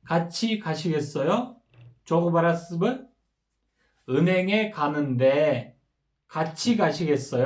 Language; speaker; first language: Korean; non-native, fluent; Kyrgyz